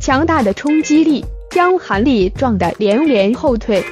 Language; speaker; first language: Chinese; native; Chinese